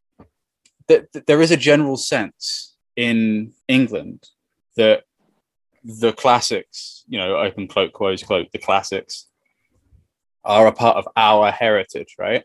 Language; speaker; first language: English; native; English